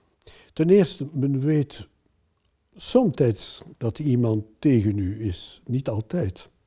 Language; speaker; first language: Dutch; non-native, local second language; French